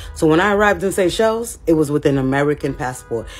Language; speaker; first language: English; native; English